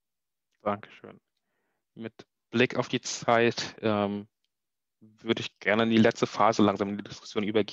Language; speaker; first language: German; native; German